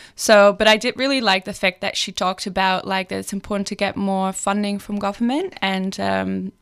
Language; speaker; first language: English; non-native, fluent; Dutch